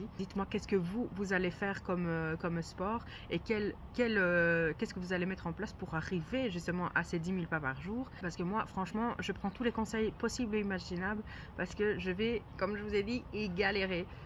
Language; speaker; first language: French; native; French